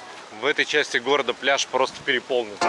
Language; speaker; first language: Russian; native; Russian